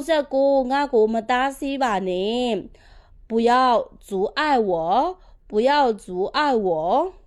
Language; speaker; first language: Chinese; non-native, fluent; Burmese